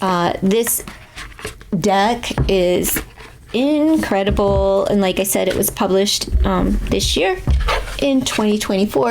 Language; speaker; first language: English; native; English